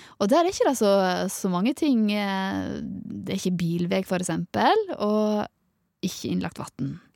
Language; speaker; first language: Norwegian; native; Norwegian